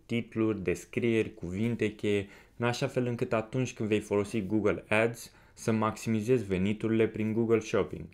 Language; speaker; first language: Romanian; native; Romanian